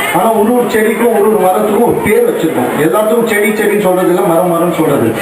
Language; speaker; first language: Tamil; non-native, local second language; Marwari